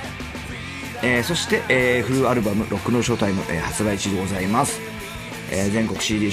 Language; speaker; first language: Japanese; native; Japanese